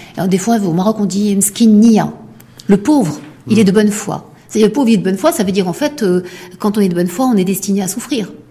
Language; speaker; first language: French; non-native, local second language; Arabic